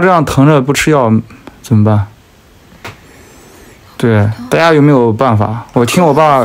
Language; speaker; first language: Chinese; native; Chinese